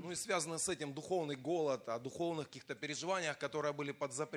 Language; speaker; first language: Russian; native; Russian